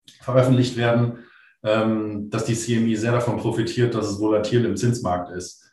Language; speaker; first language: German; native; German